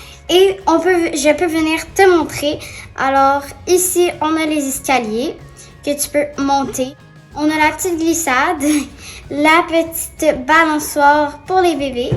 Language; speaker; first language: French; native; French